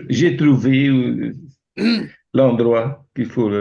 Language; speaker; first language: French; non-native, fluent; Dutch